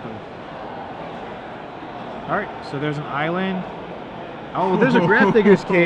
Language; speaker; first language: English; native; English